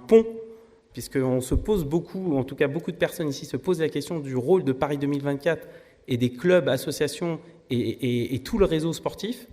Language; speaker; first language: French; native; French